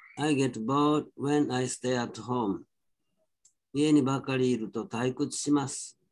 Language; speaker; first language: Japanese; native; Japanese